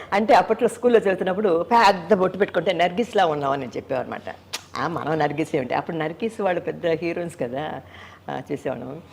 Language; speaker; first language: Telugu; native; Telugu